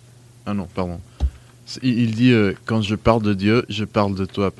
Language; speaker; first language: French; non-native, fluent; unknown